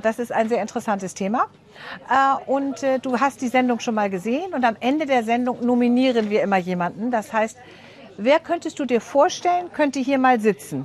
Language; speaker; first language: German; native; German